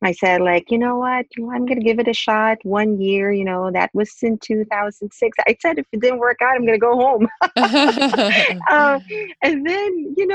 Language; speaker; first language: English; non-native, local second language; Filipino